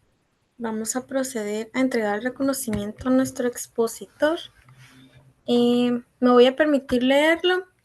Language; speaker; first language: Spanish; native; Spanish